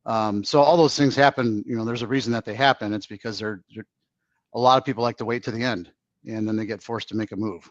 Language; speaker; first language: English; native; English